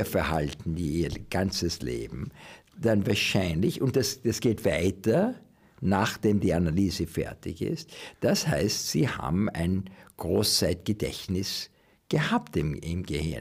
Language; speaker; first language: German; non-native, learner; English